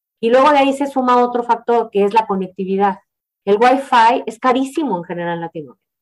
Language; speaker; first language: Spanish; native; Spanish